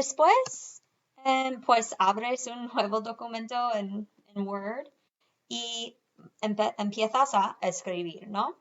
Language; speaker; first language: Spanish; non-native, fluent; English